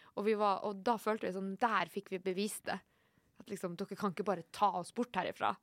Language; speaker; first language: Norwegian; native; Norwegian